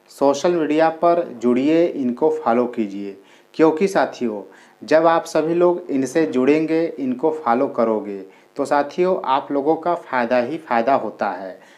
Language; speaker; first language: Hindi; native; Hindi